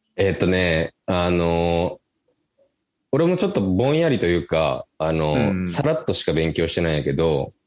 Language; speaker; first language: Japanese; native; Japanese